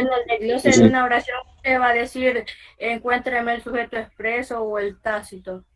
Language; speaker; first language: Spanish; native; Spanish